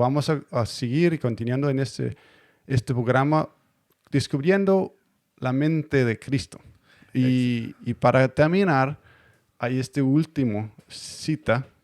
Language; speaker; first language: Spanish; non-native, learner; Danish